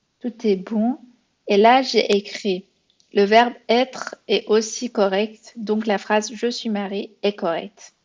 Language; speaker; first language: French; non-native, fluent; Persian